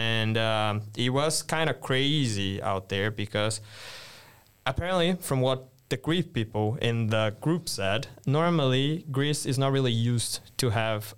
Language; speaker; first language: English; non-native, fluent; Portuguese